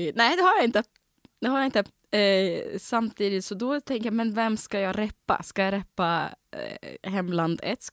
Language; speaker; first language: Swedish; native; Swedish